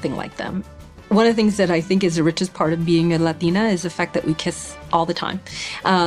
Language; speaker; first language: English; native; English